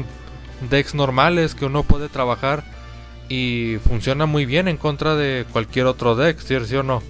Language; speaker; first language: Spanish; native; Spanish